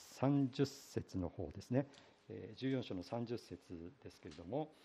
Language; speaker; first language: Japanese; native; Japanese